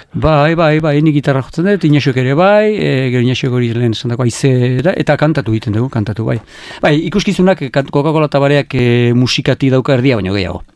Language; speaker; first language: Basque; native; Basque